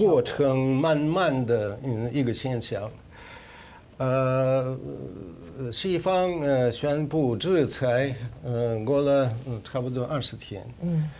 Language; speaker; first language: Chinese; non-native, fluent; Russian